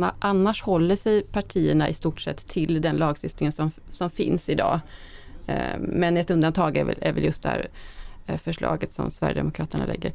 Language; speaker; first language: Swedish; native; Swedish